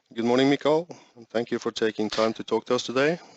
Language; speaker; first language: English; non-native, fluent; Norwegian